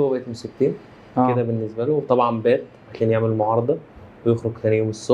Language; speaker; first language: Arabic; native; Arabic